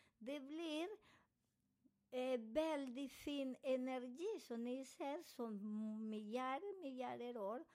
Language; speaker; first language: Swedish; non-native, fluent; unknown